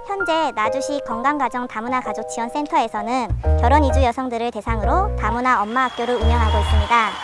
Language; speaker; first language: Korean; native; Korean